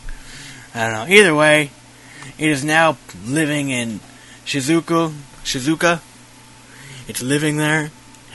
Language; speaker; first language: English; native; English